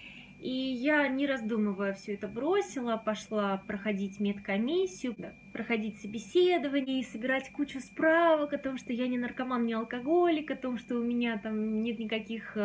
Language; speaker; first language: Russian; native; Russian